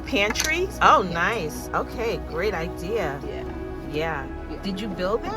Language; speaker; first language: English; native; English